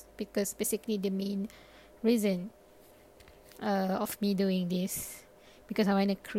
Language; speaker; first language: English; non-native, local second language; Malay